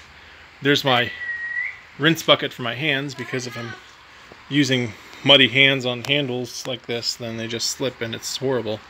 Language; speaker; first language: English; native; English